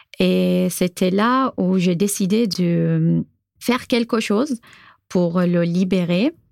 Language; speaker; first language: French; non-native, fluent; Arabic